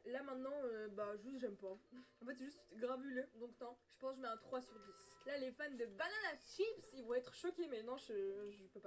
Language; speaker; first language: French; native; French